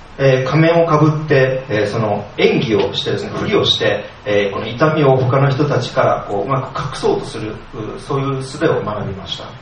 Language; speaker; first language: Japanese; native; Japanese